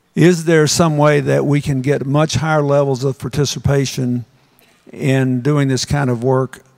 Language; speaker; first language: English; native; English